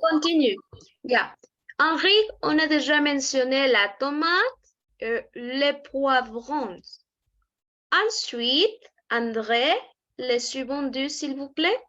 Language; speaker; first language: French; non-native, fluent; Spanish